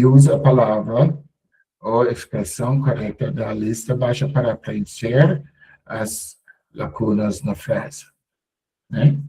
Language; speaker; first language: Portuguese; non-native, learner; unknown